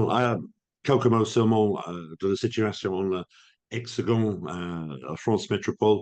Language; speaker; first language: French; non-native, fluent; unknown